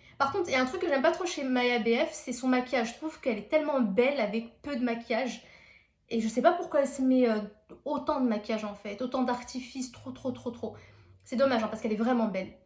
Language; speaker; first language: French; early bilingual, other home language; Arabic